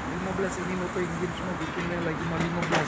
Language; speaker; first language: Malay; non-native, local second language; Tamil